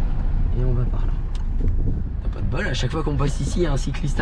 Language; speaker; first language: French; native; French